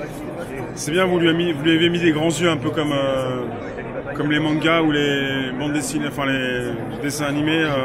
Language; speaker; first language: French; native; French